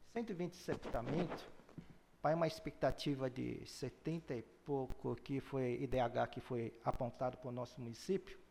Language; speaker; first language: Portuguese; early bilingual, other home language; Chinese